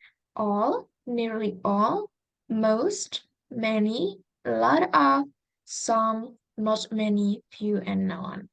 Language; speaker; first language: English; non-native, fluent; Indonesian